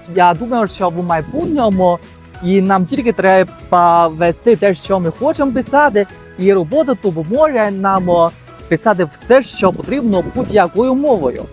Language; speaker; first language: Ukrainian; non-native, fluent; Chinese